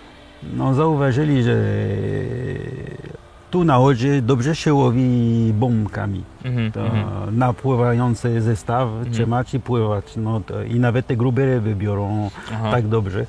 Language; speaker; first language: Polish; early bilingual, heritage; French